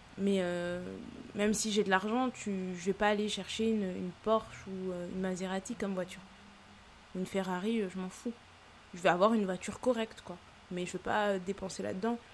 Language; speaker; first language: French; early bilingual, other home language; Lingala